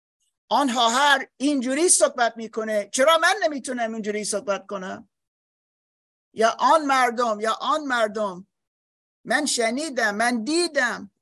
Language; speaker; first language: Persian; non-native, fluent; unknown